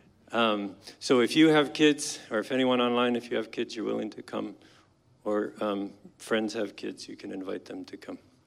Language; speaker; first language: English; native; English